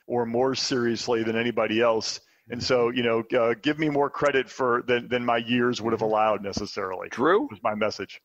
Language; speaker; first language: English; native; English